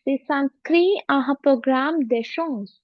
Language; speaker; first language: French; non-native, fluent; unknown